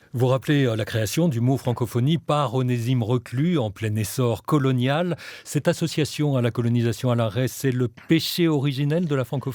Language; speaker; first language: French; native; French